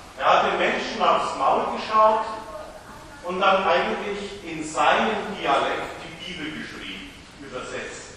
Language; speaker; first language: German; native; German